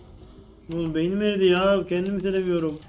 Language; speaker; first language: Turkish; native; Turkish